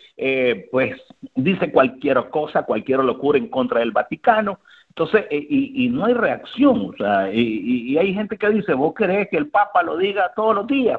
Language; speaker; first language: Spanish; native; Spanish